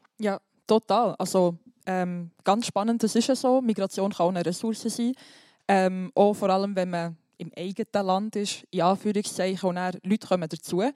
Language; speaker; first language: German; early bilingual, other home language; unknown